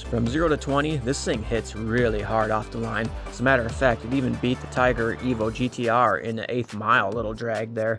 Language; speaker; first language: English; native; English